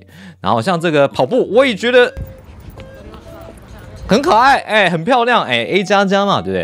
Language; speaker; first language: Chinese; native; Chinese